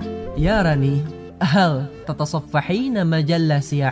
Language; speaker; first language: Arabic; non-native, fluent; Indonesian